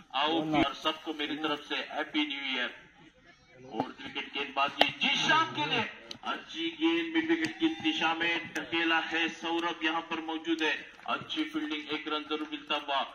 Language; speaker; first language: Hindi; non-native, local second language; Marathi